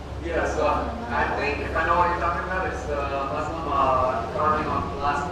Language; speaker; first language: English; native; English